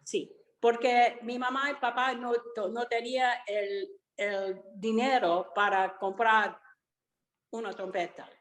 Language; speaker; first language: Spanish; early bilingual, other home language; Italian